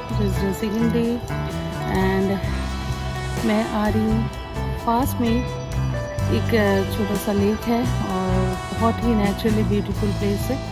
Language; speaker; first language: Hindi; non-native, local second language; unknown